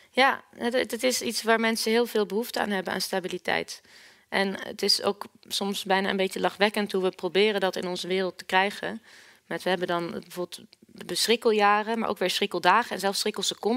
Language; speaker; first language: Dutch; native; Dutch